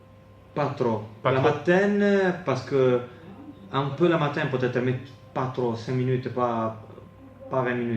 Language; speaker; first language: French; non-native, fluent; Italian